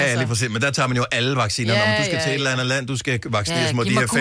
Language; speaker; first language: Danish; native; Danish